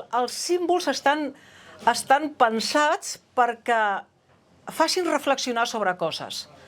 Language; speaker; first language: Catalan; non-native, local second language; Spanish